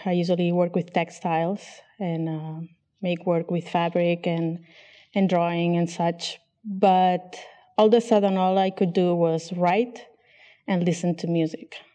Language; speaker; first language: English; non-native, fluent; Catalan